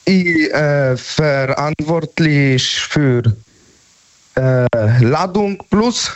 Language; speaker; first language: German; non-native, learner; Polish